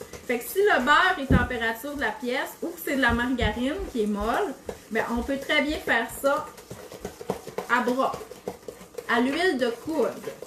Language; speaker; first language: French; native; French